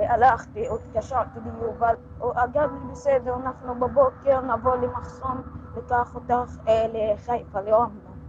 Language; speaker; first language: Hebrew; non-native, learner; Arabic